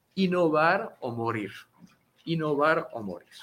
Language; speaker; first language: Spanish; non-native, fluent; French